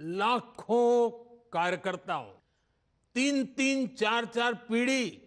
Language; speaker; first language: Hindi; non-native, local second language; Gujarati